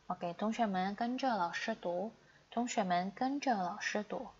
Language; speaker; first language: Chinese; non-native, fluent; Indonesian